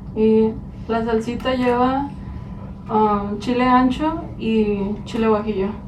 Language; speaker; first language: Spanish; early bilingual, other home language; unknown